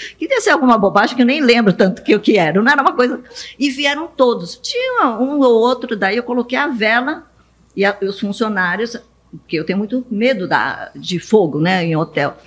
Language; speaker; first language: Portuguese; early bilingual, other home language; Japanese